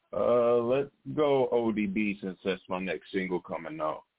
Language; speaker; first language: English; native; English